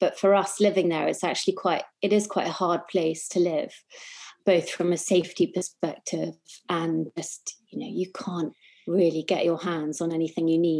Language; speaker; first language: English; native; English